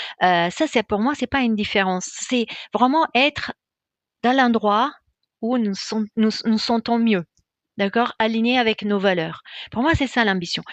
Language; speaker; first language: French; non-native, fluent; Italian